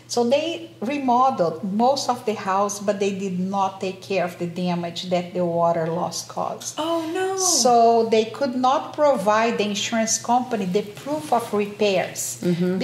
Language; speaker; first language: English; non-native, fluent; Portuguese